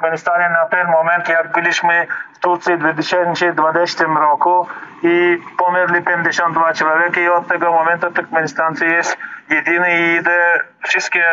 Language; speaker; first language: Polish; non-native, learner; Turkmen